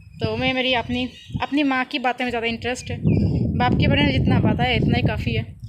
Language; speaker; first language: Urdu; non-native, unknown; Bangla